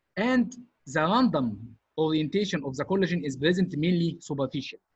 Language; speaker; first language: English; non-native, fluent; Arabic